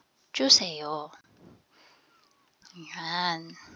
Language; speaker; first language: Korean; non-native, fluent; Filipino